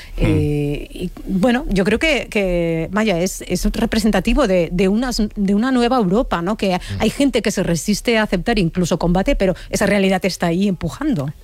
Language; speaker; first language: Spanish; native; Spanish